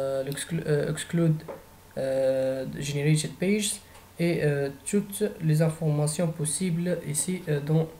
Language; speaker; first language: French; non-native, fluent; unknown